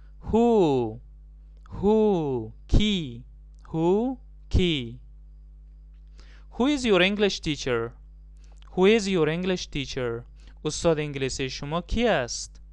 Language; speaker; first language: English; non-native, fluent; Persian